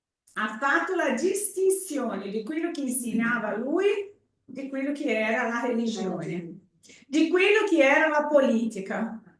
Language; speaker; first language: Italian; non-native, fluent; Portuguese